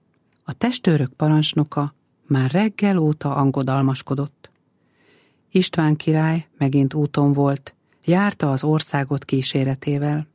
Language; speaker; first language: Hungarian; native; Hungarian